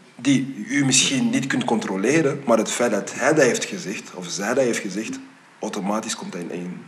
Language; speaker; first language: Dutch; early bilingual, other home language; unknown